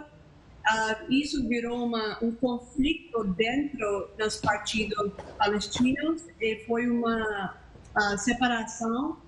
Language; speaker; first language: Portuguese; non-native, fluent; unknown